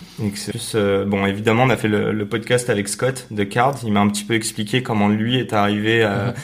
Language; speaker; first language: French; native; French